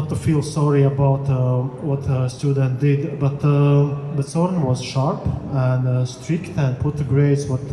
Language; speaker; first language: English; non-native, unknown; Latvian